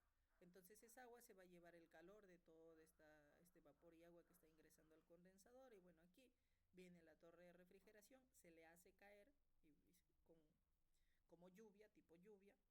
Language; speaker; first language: Spanish; native; Spanish